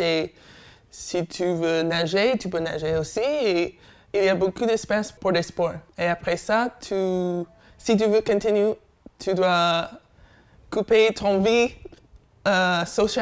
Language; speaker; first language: French; non-native, learner; English